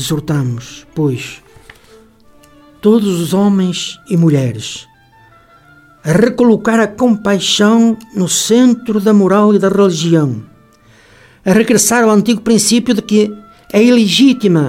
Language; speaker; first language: Portuguese; native; Portuguese